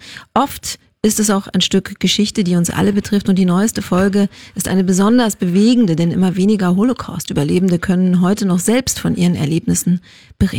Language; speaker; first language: German; native; German